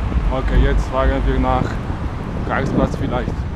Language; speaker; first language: German; non-native, learner; Polish